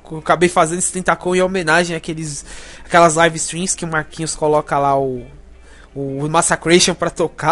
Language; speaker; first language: Portuguese; native; Portuguese